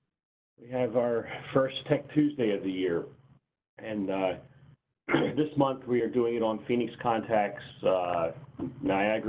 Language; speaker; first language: English; native; English